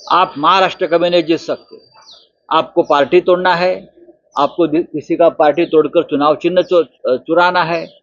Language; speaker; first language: Hindi; non-native, local second language; Marathi